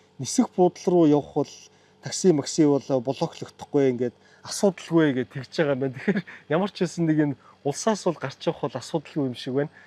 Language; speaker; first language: Mongolian; native; Mongolian